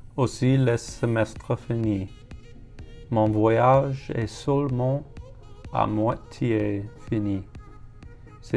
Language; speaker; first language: French; non-native, learner; English